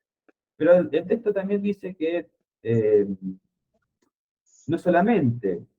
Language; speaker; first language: Spanish; native; Spanish